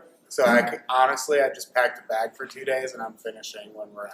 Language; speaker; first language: English; native; English